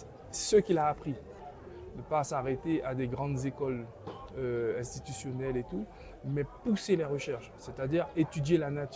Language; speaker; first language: French; native; French